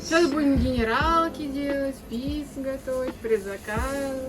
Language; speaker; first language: Russian; native; Russian